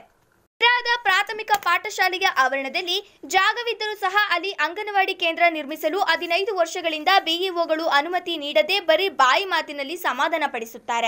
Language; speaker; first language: Kannada; native; Kannada